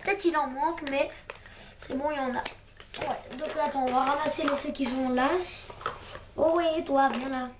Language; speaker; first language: French; native; French